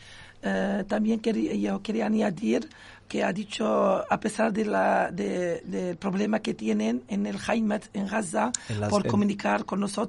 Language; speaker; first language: Spanish; non-native, local second language; Arabic